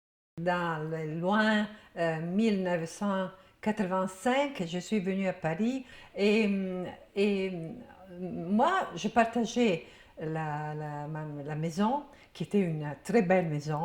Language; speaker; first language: French; non-native, fluent; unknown